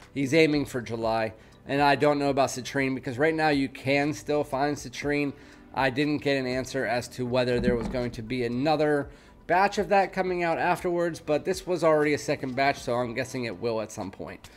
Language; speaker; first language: English; native; English